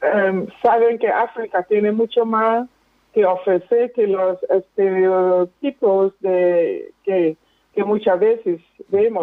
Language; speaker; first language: Spanish; non-native, fluent; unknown